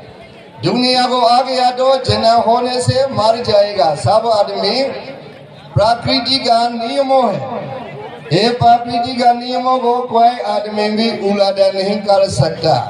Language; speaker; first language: Hindi; non-native, learner; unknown